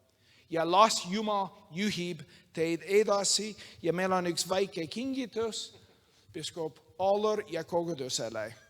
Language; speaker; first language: Estonian; non-native, learner; English